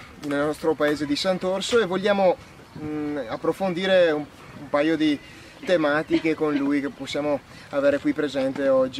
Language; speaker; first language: Italian; native; Italian